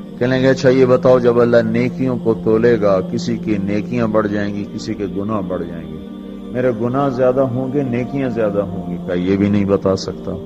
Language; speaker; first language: Urdu; non-native, local second language; Punjabi